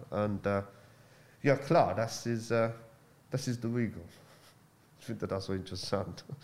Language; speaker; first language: German; non-native, learner; English